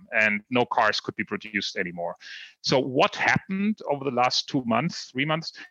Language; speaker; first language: English; non-native, fluent; German